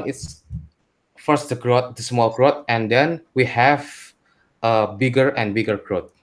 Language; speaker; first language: English; non-native, learner; Indonesian